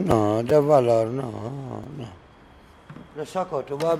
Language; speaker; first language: Spanish; non-native, learner; Arabic